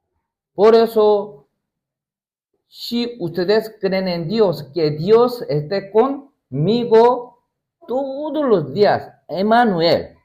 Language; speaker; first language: Spanish; non-native, learner; Korean